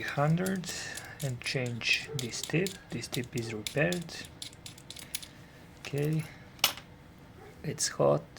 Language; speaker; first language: English; non-native, learner; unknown